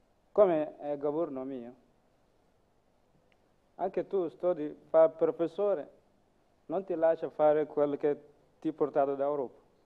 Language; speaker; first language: Italian; non-native, learner; Masai